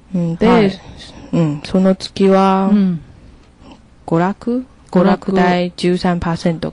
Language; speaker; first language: Japanese; non-native, learner; Chinese